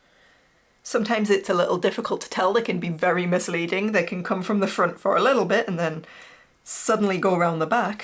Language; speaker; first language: English; native; English